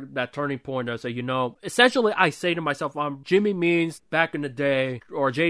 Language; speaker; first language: English; native; English